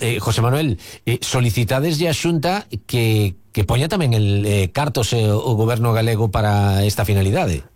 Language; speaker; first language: Galician; native; Galician